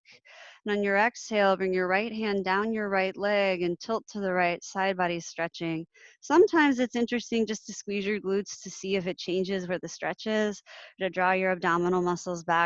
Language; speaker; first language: English; native; English